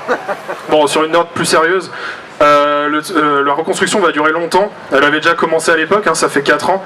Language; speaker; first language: French; native; French